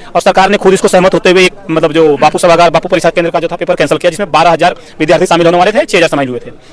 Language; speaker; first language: Hindi; native; Hindi